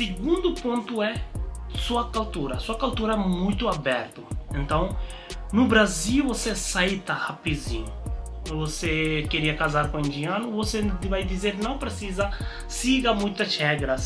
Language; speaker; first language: Portuguese; non-native, learner; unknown